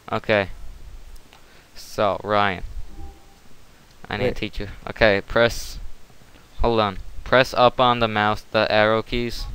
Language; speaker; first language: English; native; English